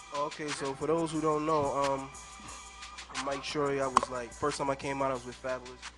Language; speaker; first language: English; native; English